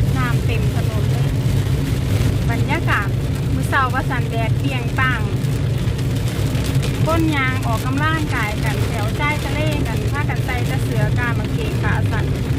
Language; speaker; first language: Thai; native; Thai